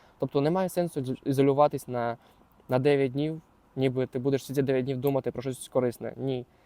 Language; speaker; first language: Ukrainian; non-native, local second language; Russian